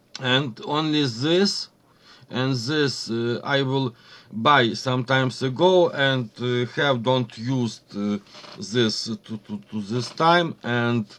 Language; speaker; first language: English; non-native, learner; Ukrainian